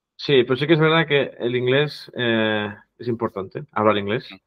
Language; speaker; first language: Spanish; non-native, local second language; Catalan